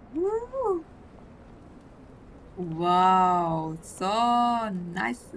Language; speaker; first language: English; non-native, learner; Vietnamese